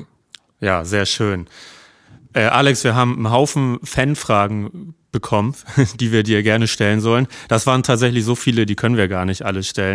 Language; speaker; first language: German; native; German